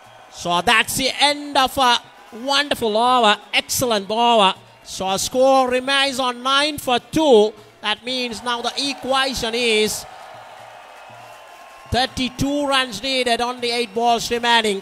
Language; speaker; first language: English; non-native, local second language; Sinhala